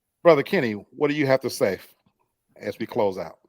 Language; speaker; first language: English; native; English